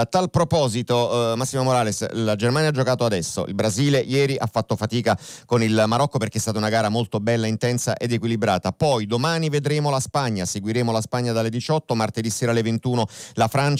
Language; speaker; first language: Italian; native; Italian